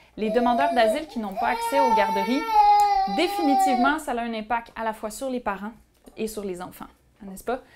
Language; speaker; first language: French; native; French